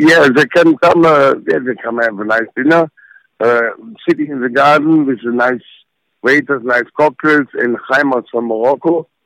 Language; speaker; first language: English; non-native, fluent; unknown